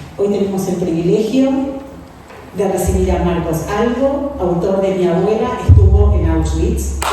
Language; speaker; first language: Spanish; native; Spanish